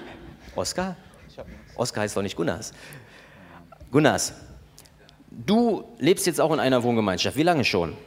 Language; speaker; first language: German; native; German